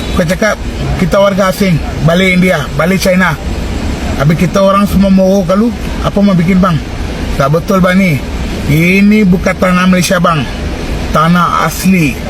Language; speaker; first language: Malay; non-native, local second language; Tamil